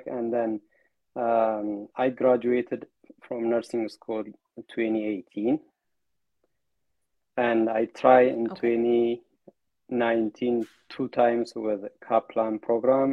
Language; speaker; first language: English; non-native, fluent; Amharic